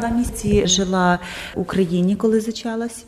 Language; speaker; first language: Polish; non-native, learner; Ukrainian